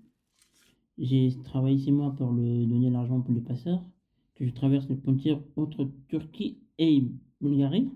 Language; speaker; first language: French; non-native, learner; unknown